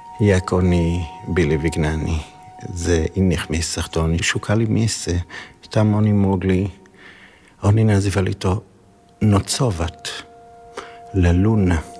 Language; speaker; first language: Polish; non-native, learner; Hebrew